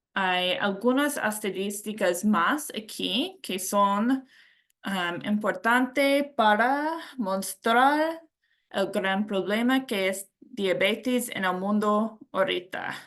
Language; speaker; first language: Spanish; non-native, learner; English